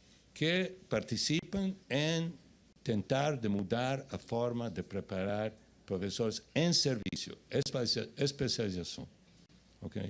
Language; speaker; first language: Portuguese; non-native, fluent; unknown